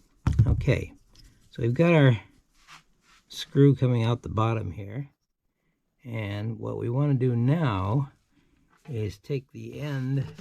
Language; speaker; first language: English; native; English